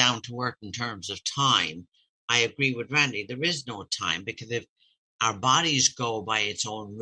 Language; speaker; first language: English; native; English